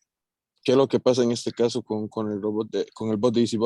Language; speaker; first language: Spanish; native; Spanish